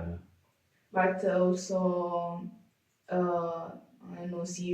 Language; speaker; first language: English; non-native, learner; Italian